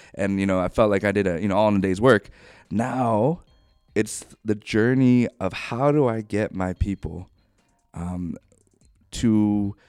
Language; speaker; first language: English; native; English